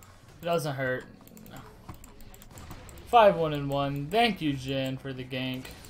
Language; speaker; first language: English; native; English